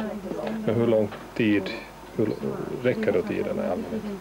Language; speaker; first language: Swedish; native; Swedish